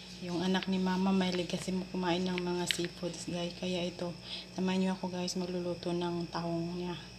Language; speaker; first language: Filipino; non-native, local second language; Cebuano